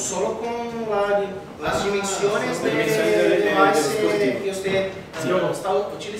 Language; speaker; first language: Spanish; non-native, learner; Portuguese